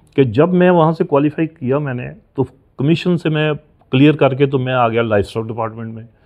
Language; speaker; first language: Urdu; non-native, local second language; Punjabi